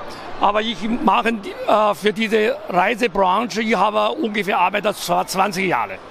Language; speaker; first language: German; non-native, learner; Chinese